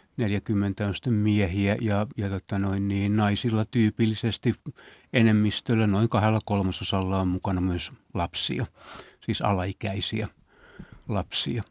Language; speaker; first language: Finnish; native; Finnish